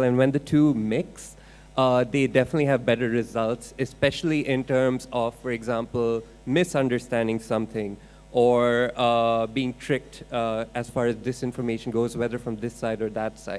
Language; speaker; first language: English; non-native, local second language; Urdu